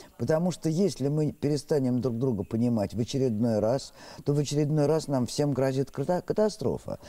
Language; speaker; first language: Russian; native; Russian